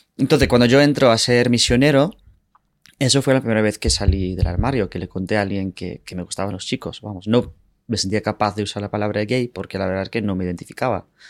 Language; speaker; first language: Spanish; non-native, fluent; English